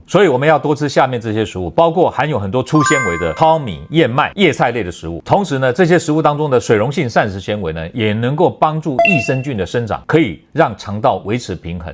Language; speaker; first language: Chinese; native; Chinese